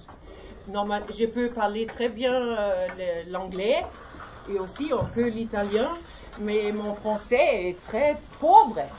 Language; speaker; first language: French; non-native, learner; German